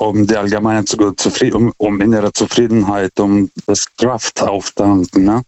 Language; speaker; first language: German; non-native, fluent; Lithuanian